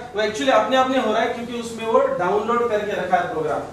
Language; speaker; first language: Hindi; non-native, local second language; Marathi